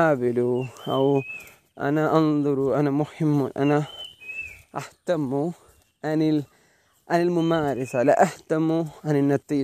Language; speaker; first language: Arabic; non-native, learner; Malay